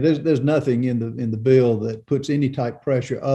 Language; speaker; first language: English; native; English